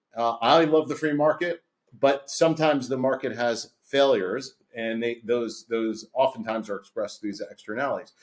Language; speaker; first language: English; native; English